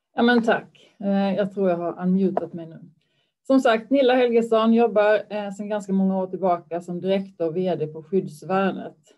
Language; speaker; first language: Swedish; native; Swedish